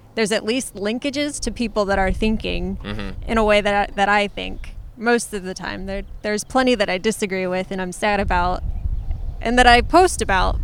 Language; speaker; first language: English; native; English